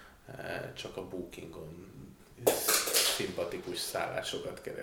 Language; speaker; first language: Hungarian; native; Hungarian